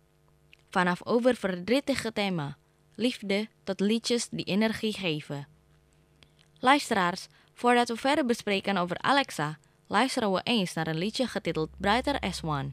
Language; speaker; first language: Dutch; non-native, fluent; Indonesian